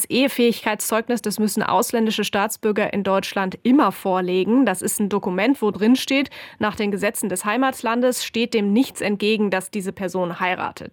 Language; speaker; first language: German; native; German